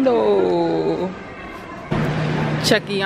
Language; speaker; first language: Spanish; non-native, learner; English